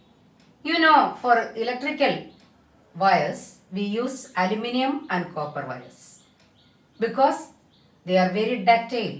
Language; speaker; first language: English; non-native, local second language; Malayalam